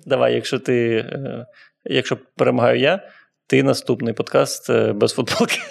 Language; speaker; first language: Ukrainian; non-native, local second language; Russian